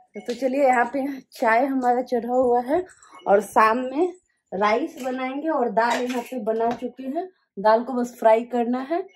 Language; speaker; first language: Hindi; native; Hindi